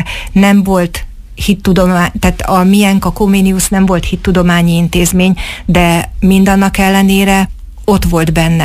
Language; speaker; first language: Hungarian; native; Hungarian